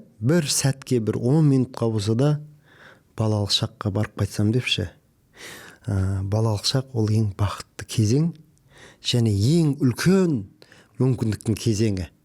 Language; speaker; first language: Kazakh; native; Kazakh